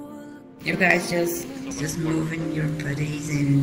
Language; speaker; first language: English; non-native, fluent; Portuguese